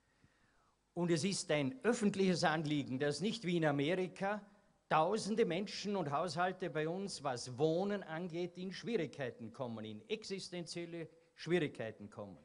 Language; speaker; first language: German; native; German